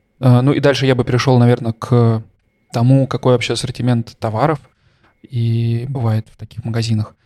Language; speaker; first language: Russian; native; Russian